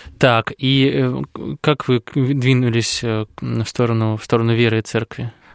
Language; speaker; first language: Russian; native; Russian